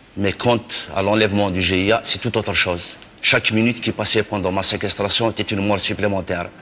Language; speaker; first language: French; non-native, local second language; Kabyle